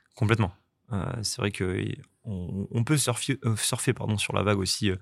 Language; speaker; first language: French; native; French